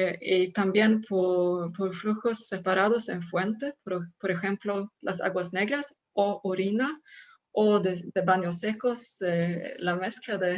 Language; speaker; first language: Spanish; non-native, fluent; Swedish